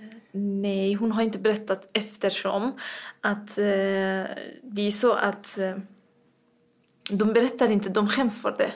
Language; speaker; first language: Swedish; non-native, fluent; Persian